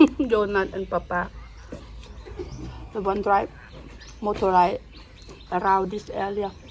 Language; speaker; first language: English; non-native, learner; Northeastern Thai